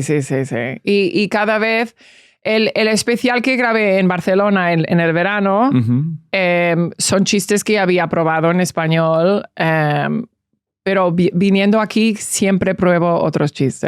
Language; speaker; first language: Spanish; early bilingual, heritage; English